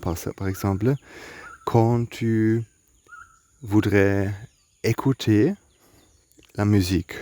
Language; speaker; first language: French; non-native, learner; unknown